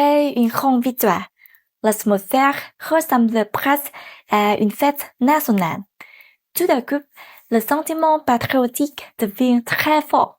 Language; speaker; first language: French; non-native, fluent; Vietnamese